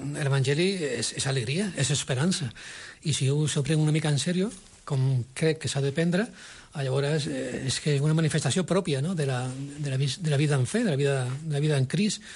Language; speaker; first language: Catalan; non-native, local second language; Spanish